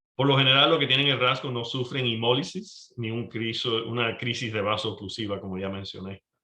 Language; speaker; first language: Spanish; early bilingual, heritage; Spanish